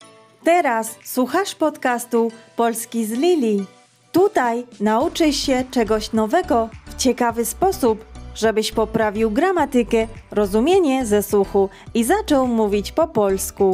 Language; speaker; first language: Polish; non-native, fluent; Georgian